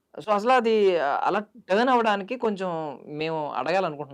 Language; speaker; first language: Telugu; native; Telugu